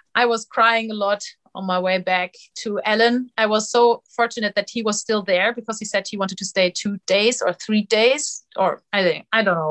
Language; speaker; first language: English; non-native, fluent; German